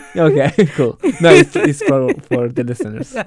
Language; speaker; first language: English; non-native, fluent; Italian